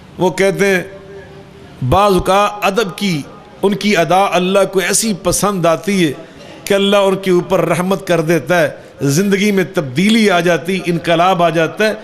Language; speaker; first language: Urdu; non-native, local second language; Punjabi